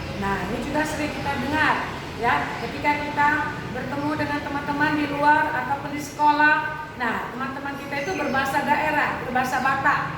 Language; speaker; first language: Indonesian; non-native, local second language; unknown